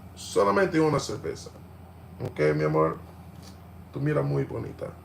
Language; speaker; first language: Spanish; non-native, learner; English